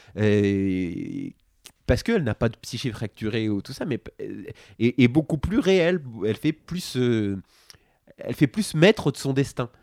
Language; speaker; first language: French; native; French